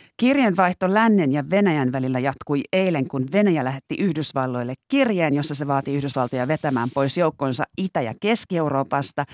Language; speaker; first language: Finnish; native; Finnish